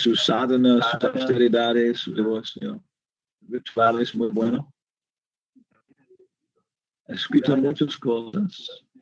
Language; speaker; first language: Spanish; non-native, learner; English